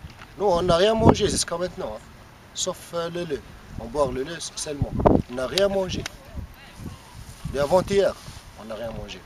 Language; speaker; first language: French; non-native, local second language; Arabic